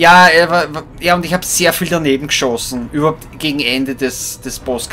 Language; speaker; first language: German; native; German